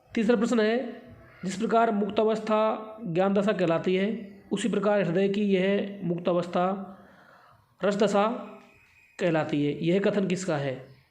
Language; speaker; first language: Hindi; native; Hindi